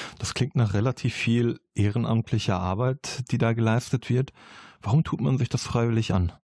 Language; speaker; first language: German; native; German